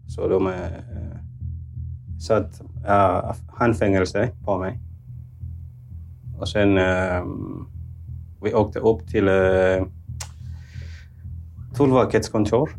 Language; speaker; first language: Swedish; non-native, fluent; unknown